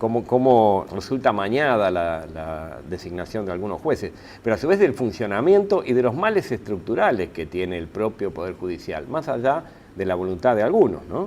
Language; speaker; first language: Spanish; native; Spanish